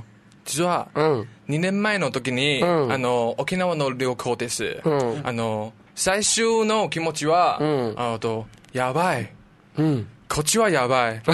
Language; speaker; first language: Japanese; non-native, learner; Chinese